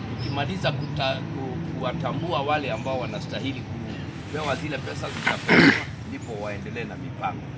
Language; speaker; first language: Swahili; non-native, local second language; Kikuyu